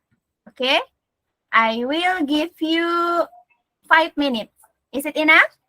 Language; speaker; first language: English; non-native, learner; Indonesian